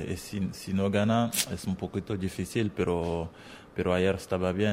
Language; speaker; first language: Spanish; non-native, learner; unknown